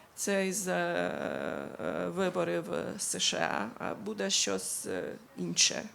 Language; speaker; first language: Ukrainian; non-native, local second language; Hungarian